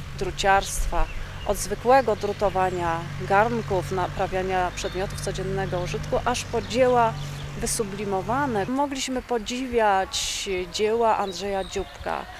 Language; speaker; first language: Polish; native; Polish